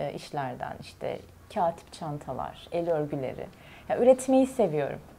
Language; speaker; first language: Turkish; native; Turkish